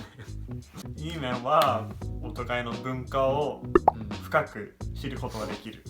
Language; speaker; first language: Japanese; non-native, fluent; English